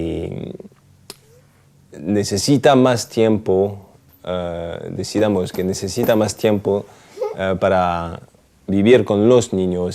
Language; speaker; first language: Spanish; non-native, learner; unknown